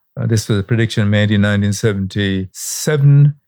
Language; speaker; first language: English; non-native, local second language; Sinhala